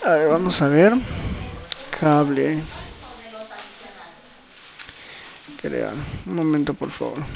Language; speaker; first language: Spanish; native; Spanish